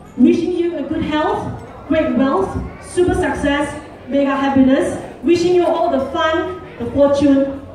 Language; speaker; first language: English; non-native, local second language; Chinese